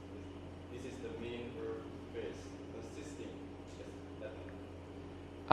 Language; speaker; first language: English; non-native, learner; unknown